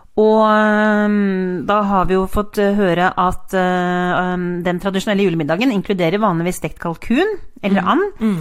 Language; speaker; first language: Norwegian; native; Norwegian